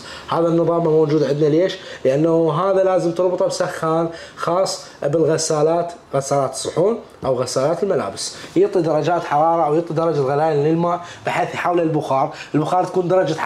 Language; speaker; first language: Arabic; native; Arabic